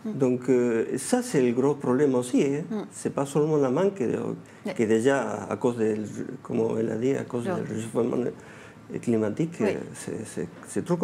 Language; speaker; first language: French; non-native, fluent; Spanish